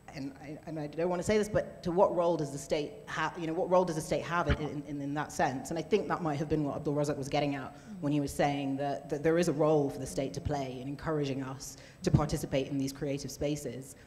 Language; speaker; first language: English; native; English